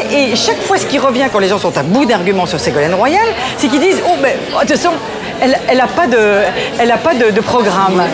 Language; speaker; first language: French; native; French